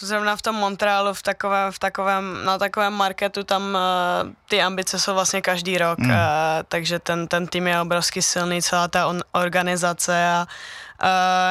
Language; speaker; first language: Czech; native; Czech